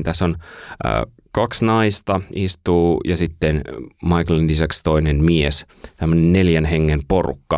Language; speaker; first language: Finnish; native; Finnish